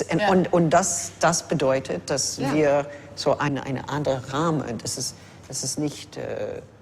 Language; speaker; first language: German; non-native, fluent; English